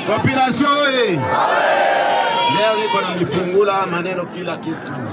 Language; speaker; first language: Swahili; native; Swahili